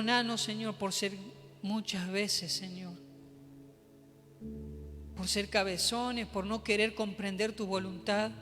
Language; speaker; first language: Spanish; native; Spanish